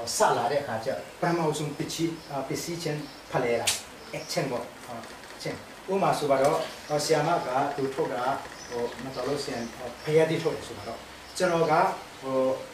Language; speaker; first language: Burmese; non-native, local second language; Tedim Chin